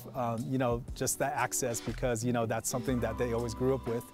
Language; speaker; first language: English; native; English